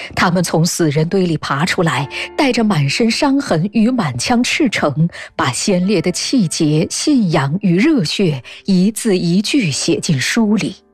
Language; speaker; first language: Chinese; native; Chinese